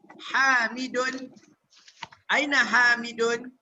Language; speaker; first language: Arabic; non-native, fluent; Malay